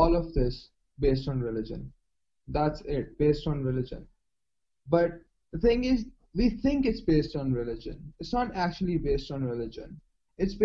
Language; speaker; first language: English; non-native, local second language; Urdu